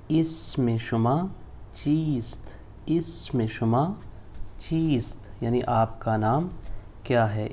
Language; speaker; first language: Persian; non-native, fluent; Urdu